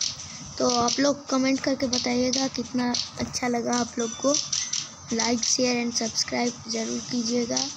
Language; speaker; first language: Hindi; non-native, local second language; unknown